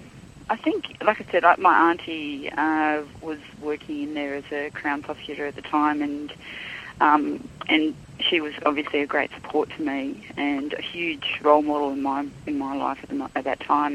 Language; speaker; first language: English; native; English